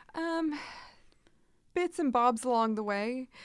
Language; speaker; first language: English; native; English